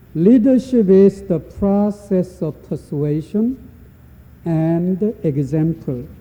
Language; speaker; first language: English; non-native, fluent; Korean